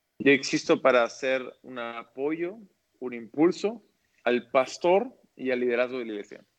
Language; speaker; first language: Spanish; early bilingual, other home language; English